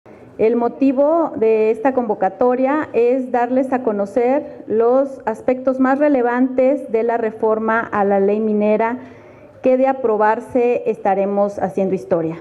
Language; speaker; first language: Spanish; native; Spanish